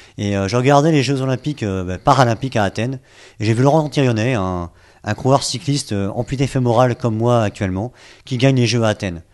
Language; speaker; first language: French; native; French